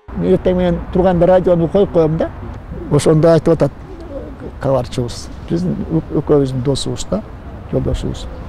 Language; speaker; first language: Kyrgyz; native; Kyrgyz